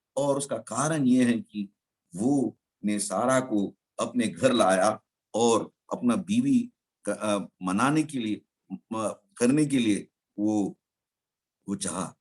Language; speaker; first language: Hindi; non-native, local second language; Telugu